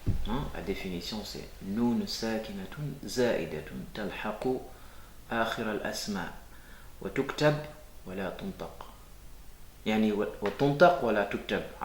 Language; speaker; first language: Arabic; non-native, fluent; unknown